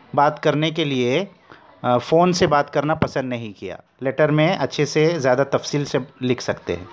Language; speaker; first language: Hindi; non-native, local second language; Marathi